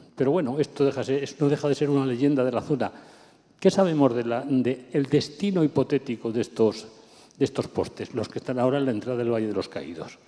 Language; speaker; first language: Spanish; native; Spanish